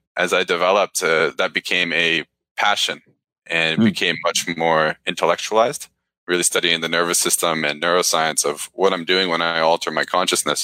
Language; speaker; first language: English; native; English